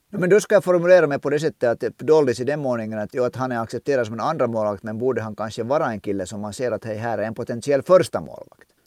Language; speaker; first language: Swedish; native; Swedish